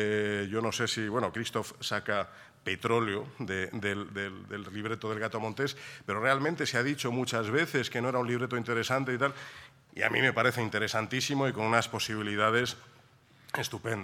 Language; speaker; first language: Spanish; native; Spanish